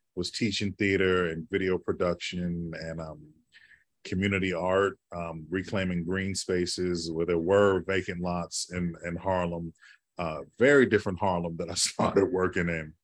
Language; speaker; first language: English; native; English